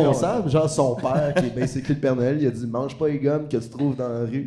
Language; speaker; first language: French; native; French